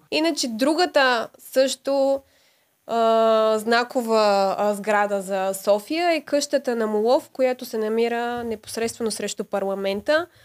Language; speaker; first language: Bulgarian; native; Bulgarian